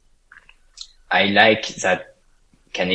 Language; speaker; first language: English; non-native, fluent; French